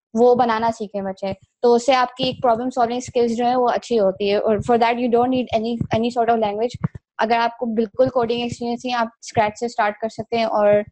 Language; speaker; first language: Urdu; native; Urdu